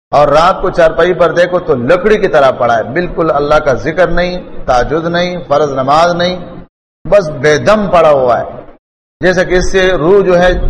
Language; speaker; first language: Urdu; non-native, local second language; Pashto